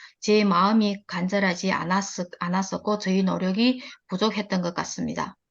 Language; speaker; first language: Korean; early bilingual, heritage; Korean